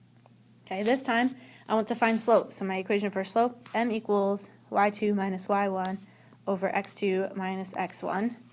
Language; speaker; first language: English; native; English